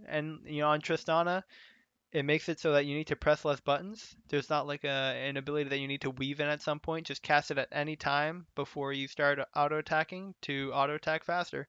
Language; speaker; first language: English; native; English